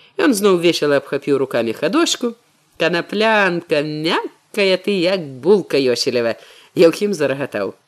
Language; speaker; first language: Belarusian; native; Belarusian